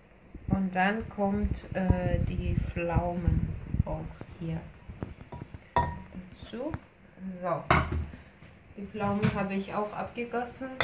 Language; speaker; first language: German; non-native, fluent; Persian